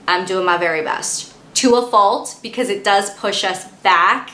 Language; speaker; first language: English; native; English